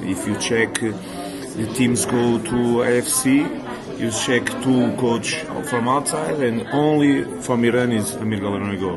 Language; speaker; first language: English; non-native, learner; Portuguese